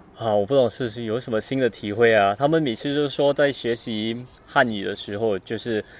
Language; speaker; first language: Chinese; non-native, learner; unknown